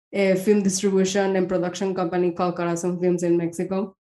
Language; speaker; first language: English; non-native, fluent; Spanish